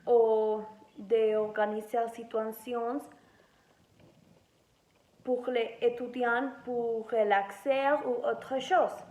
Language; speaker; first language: French; non-native, learner; Spanish